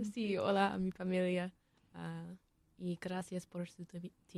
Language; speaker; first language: Spanish; non-native, learner; English